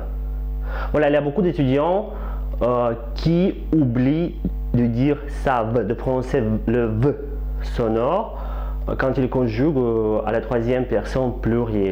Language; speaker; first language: French; non-native, fluent; Russian